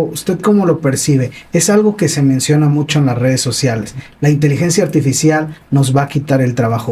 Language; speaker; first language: Spanish; native; Spanish